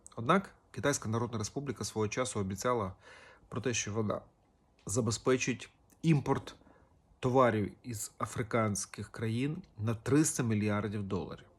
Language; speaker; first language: Ukrainian; native; Ukrainian